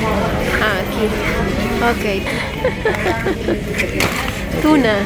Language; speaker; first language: Spanish; non-native, learner; Filipino